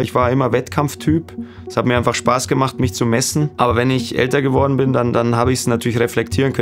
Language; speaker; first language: German; native; German